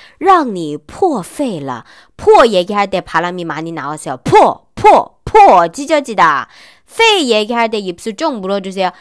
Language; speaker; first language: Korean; non-native, learner; Chinese